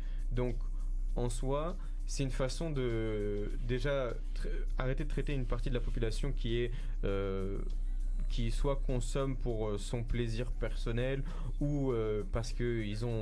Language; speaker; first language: French; native; French